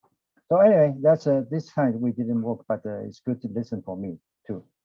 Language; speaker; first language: English; non-native, learner; Chinese